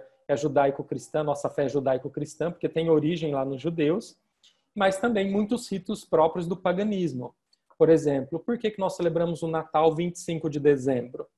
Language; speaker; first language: Portuguese; native; Portuguese